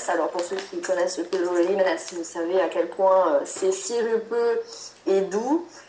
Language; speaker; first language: French; native; French